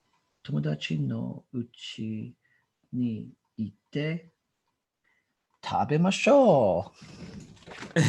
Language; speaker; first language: Japanese; non-native, learner; English